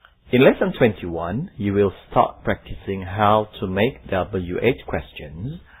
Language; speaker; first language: English; non-native, fluent; Indonesian